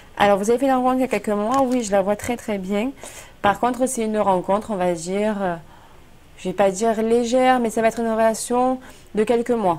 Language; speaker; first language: French; native; French